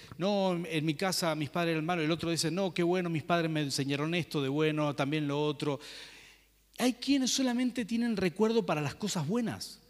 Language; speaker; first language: Spanish; native; Spanish